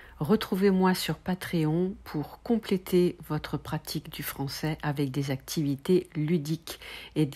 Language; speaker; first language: French; native; French